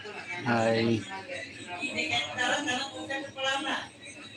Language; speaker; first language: Hindi; non-native, local second language; Santali